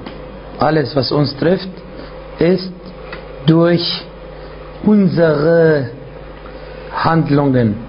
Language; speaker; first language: German; non-native, fluent; Arabic